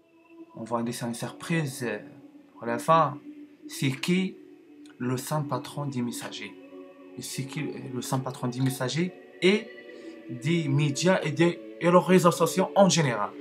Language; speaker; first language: French; non-native, learner; Arabic